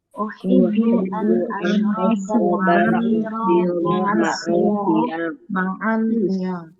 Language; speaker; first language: Arabic; non-native, learner; Indonesian